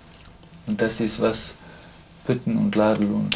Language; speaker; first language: German; non-native, learner; Dutch